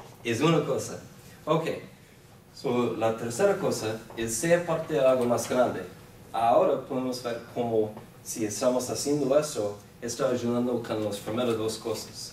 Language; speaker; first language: Spanish; non-native, fluent; English